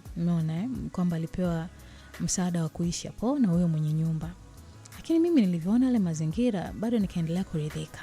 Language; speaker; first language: Swahili; native; Swahili